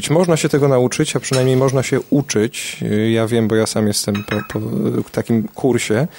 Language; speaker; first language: Polish; native; Polish